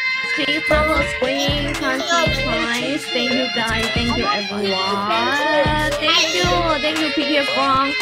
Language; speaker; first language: English; non-native, learner; Chinese